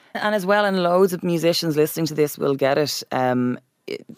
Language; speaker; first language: English; native; English